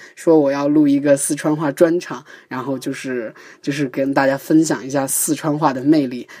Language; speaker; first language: Chinese; native; Chinese